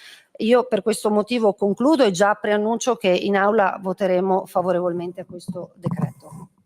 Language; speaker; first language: Italian; native; Italian